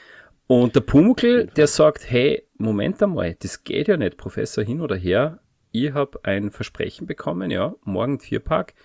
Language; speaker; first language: German; native; German